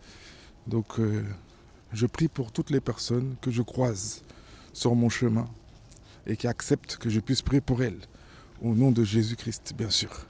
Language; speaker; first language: French; native; French